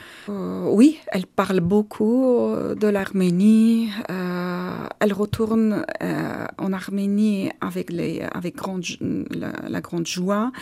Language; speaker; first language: French; non-native, learner; Armenian